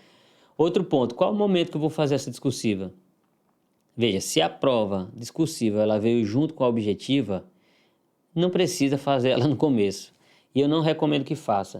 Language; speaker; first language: Portuguese; native; Portuguese